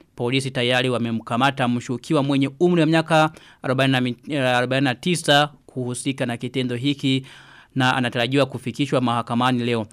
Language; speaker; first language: Swahili; non-native, local second language; Rundi